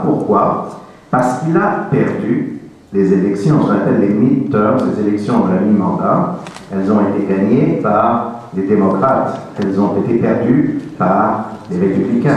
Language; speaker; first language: French; native; French